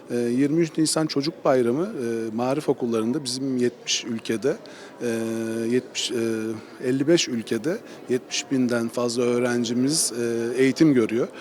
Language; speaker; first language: Turkish; native; Turkish